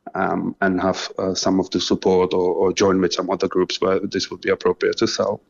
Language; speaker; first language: English; non-native, fluent; Czech